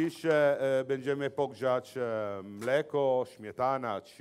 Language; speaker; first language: Polish; non-native, learner; Italian